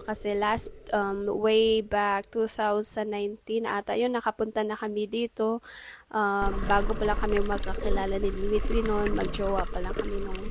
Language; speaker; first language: Filipino; non-native, local second language; Cebuano